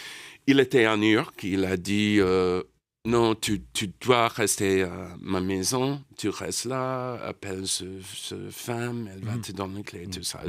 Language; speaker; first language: French; non-native, learner; English